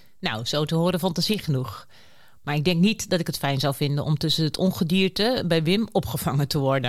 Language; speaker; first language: Dutch; native; Dutch